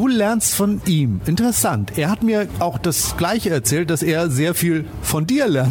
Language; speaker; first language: German; native; German